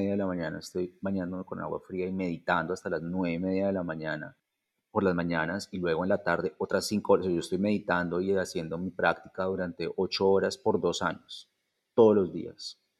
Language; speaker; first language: Spanish; native; Spanish